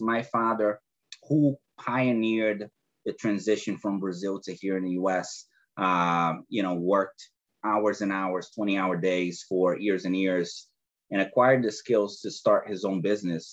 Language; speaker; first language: English; non-native, fluent; Portuguese